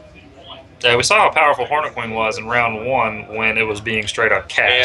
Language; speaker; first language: English; native; English